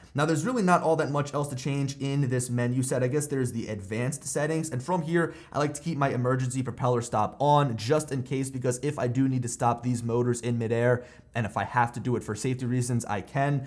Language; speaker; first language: English; native; English